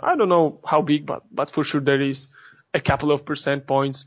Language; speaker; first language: English; non-native, fluent; Polish